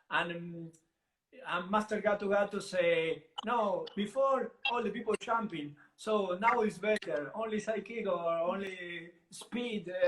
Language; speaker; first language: English; non-native, learner; Italian